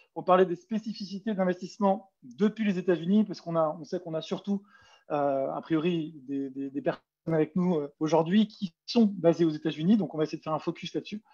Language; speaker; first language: French; native; French